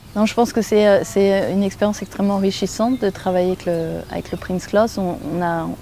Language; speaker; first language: French; native; French